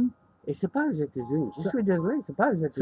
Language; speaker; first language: French; non-native, learner; English